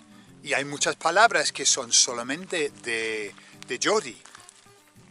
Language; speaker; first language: Spanish; native; Spanish